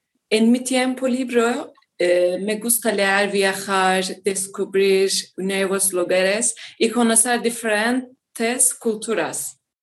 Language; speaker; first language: Spanish; non-native, learner; Turkish